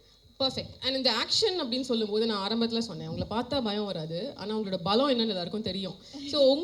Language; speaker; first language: Tamil; native; Tamil